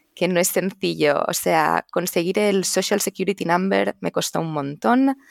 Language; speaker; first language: Spanish; non-native, local second language; Catalan